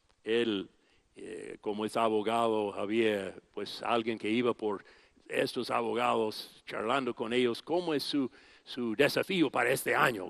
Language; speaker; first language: Spanish; non-native, fluent; English